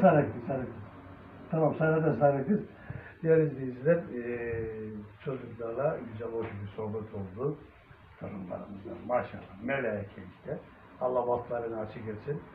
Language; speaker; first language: Turkish; native; Turkish